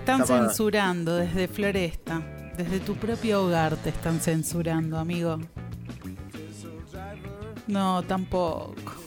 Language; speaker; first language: Spanish; native; Spanish